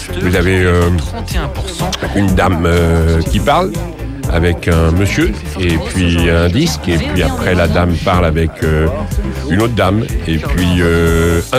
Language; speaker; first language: French; native; French